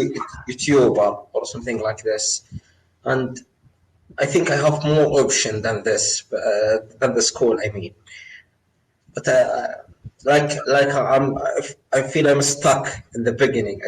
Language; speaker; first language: English; non-native, learner; Arabic